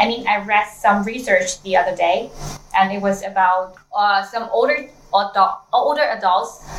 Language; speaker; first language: English; non-native, fluent; Chinese